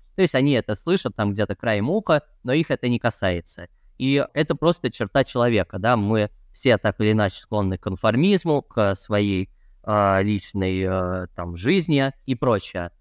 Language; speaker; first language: Russian; native; Russian